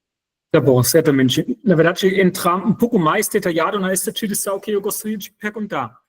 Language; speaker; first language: Portuguese; non-native, fluent; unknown